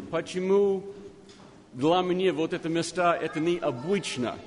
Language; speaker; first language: Russian; non-native, learner; English